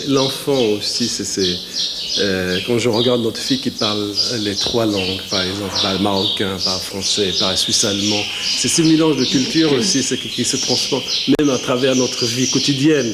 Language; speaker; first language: French; non-native, local second language; Arabic